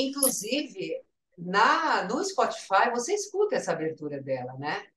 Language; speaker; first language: Portuguese; native; Portuguese